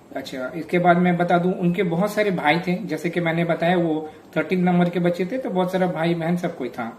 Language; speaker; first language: Hindi; non-native, local second language; Bangla